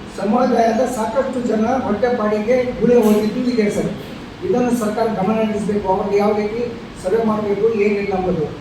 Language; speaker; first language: Kannada; non-native, local second language; Lambadi